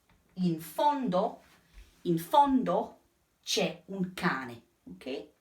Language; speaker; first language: Italian; non-native, fluent; English